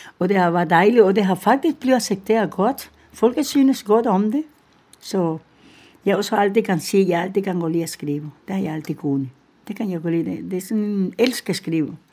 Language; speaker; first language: Danish; non-native, fluent; Spanish